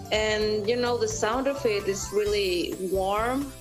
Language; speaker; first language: English; non-native, fluent; Spanish